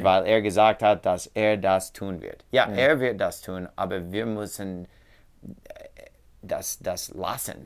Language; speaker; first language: German; non-native, learner; English